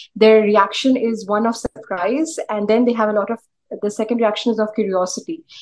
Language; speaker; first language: English; early bilingual, other home language; Urdu